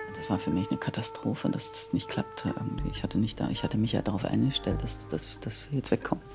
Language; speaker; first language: German; native; German